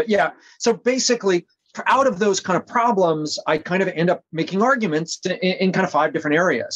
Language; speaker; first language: English; native; English